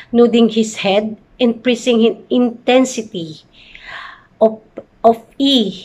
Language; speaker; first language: English; non-native, local second language; Filipino